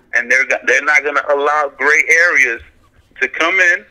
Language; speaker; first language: English; native; English